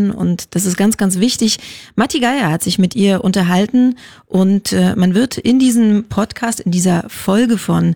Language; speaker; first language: German; native; German